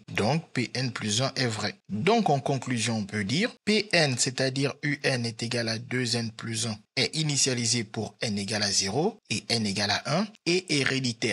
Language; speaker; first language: French; native; French